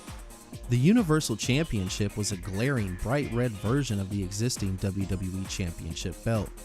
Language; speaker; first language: English; native; English